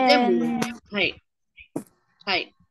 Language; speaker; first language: Japanese; non-native, fluent; Filipino